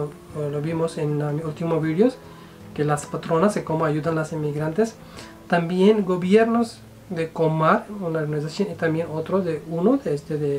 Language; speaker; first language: Spanish; non-native, fluent; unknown